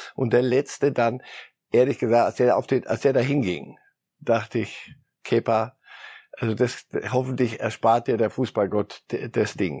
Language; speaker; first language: German; early bilingual, other home language; Polish